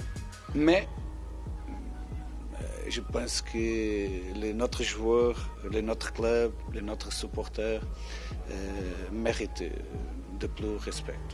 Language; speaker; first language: French; non-native, fluent; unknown